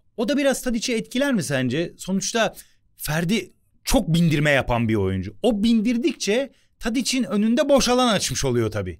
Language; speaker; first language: Turkish; native; Turkish